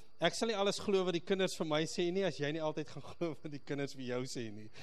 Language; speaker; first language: Afrikaans; early bilingual, heritage; Afrikaans